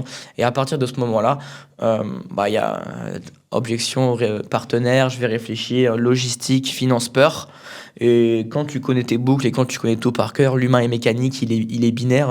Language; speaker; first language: French; native; French